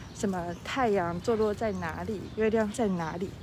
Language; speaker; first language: Chinese; native; Chinese